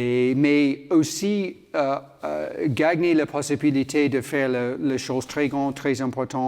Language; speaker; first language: French; non-native, learner; English